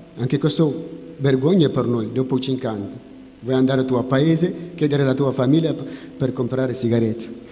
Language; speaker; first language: Italian; non-native, learner; Tigrinya